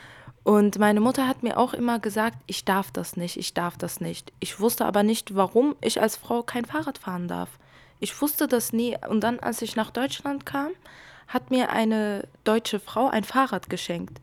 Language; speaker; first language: German; early bilingual, other home language; Kurdish